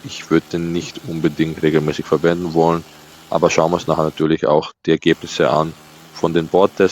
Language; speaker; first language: German; native; German